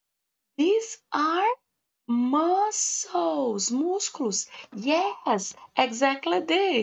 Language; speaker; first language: English; non-native, learner; Portuguese